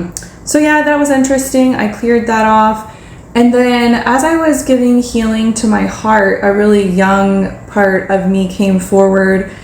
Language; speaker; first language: English; native; English